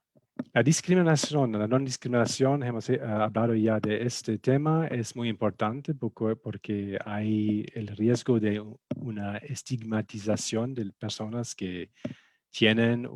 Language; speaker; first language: Spanish; non-native, fluent; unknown